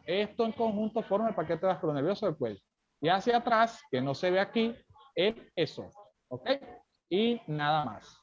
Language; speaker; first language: Spanish; native; Spanish